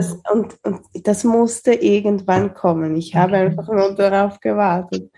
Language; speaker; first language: German; early bilingual, heritage; Spanish